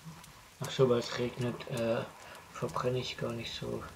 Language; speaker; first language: German; native; German